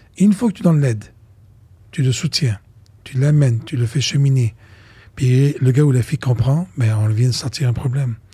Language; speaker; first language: French; non-native, local second language; Arabic